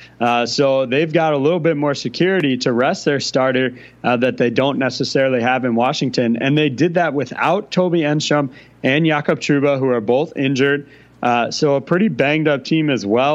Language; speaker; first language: English; native; English